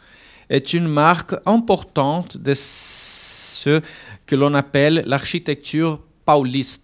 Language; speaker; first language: French; non-native, fluent; Portuguese